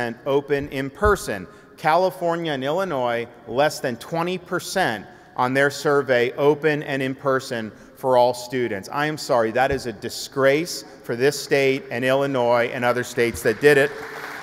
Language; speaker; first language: English; native; English